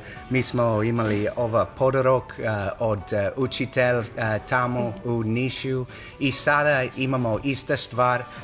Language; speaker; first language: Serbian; non-native, learner; English